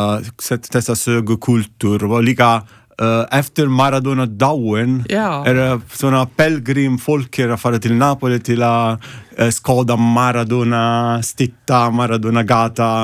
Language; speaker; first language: Icelandic; non-native, learner; Italian